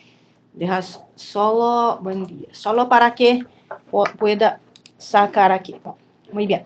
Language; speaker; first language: Spanish; non-native, fluent; Portuguese